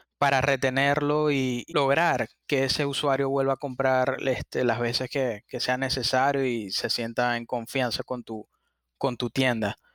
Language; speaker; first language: Spanish; native; Spanish